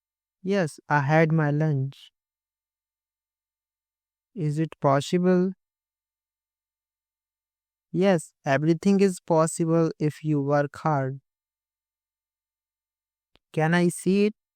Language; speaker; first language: English; non-native, local second language; Hindi